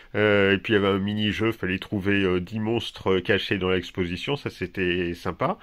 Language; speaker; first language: French; native; French